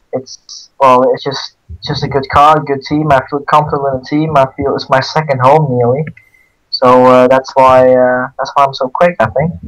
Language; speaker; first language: English; non-native, fluent; Dutch